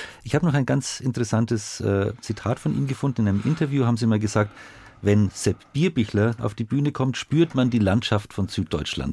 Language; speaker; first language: German; native; German